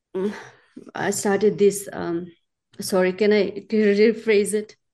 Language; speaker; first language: English; non-native, local second language; Urdu